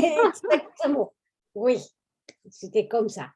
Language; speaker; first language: French; non-native, fluent; Spanish